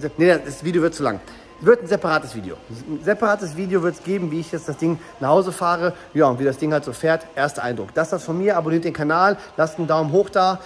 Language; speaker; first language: German; native; German